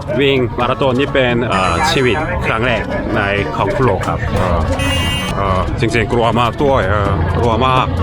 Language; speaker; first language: Thai; non-native, learner; Korean